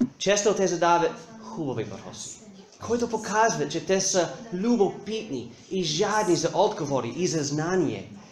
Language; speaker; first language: Bulgarian; non-native, fluent; English